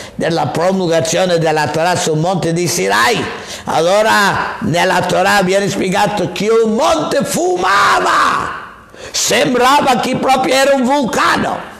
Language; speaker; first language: Italian; non-native, fluent; English